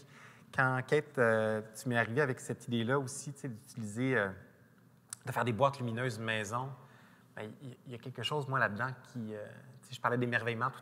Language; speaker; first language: French; native; French